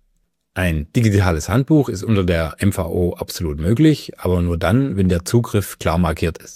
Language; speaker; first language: German; native; German